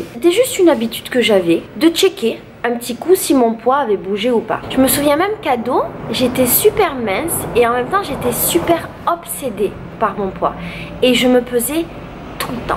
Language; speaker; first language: French; native; French